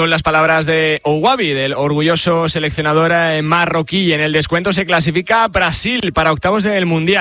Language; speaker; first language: Spanish; native; Spanish